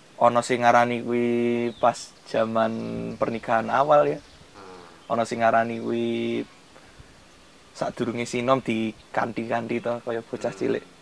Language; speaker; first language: Javanese; non-native, local second language; Indonesian